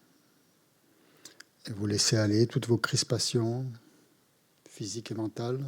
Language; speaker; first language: French; native; French